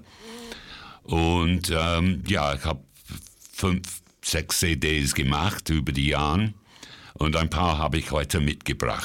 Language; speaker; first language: German; non-native, fluent; English